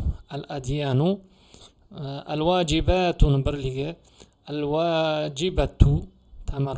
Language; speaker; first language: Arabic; non-native, fluent; Uzbek